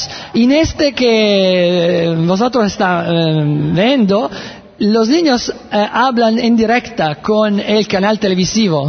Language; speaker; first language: Spanish; non-native, learner; Italian